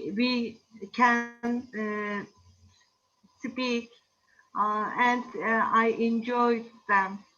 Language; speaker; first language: English; non-native, learner; Turkish